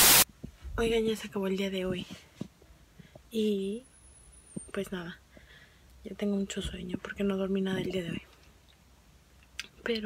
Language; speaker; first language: Spanish; native; Spanish